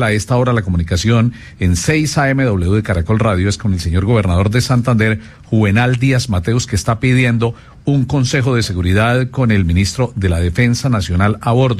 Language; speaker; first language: Spanish; native; Spanish